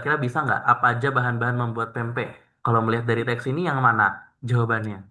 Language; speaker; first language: Indonesian; native; Indonesian